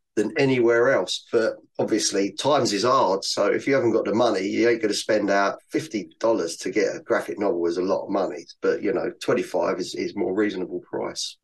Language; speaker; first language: English; native; English